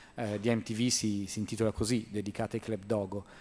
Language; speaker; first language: Italian; native; Italian